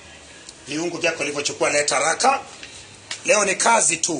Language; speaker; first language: Swahili; non-native, local second language; Luo (Kenya and Tanzania)